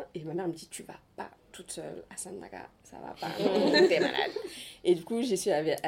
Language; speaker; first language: French; native; French